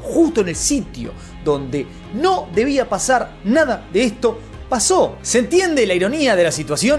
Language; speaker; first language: Spanish; native; Spanish